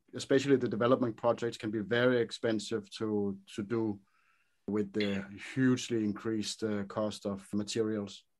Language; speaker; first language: English; non-native, fluent; Danish